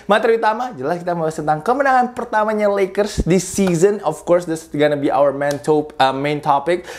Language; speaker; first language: Indonesian; native; Indonesian